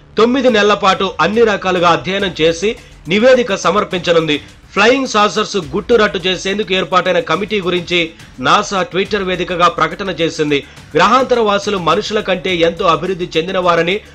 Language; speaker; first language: Telugu; native; Telugu